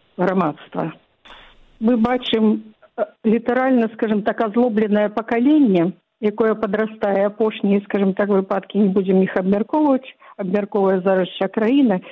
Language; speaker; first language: Belarusian; non-native, local second language; Russian